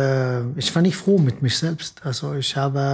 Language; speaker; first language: German; non-native, fluent; Swedish